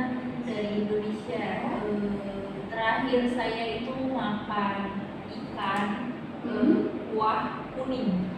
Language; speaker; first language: Indonesian; non-native, learner; Arabic